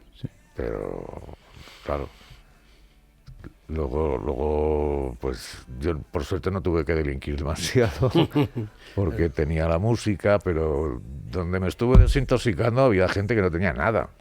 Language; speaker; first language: Spanish; native; Spanish